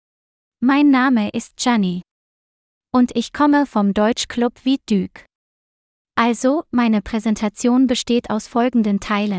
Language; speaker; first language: German; non-native, learner; Vietnamese